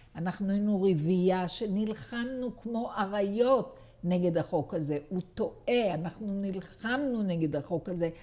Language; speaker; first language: Hebrew; native; Hebrew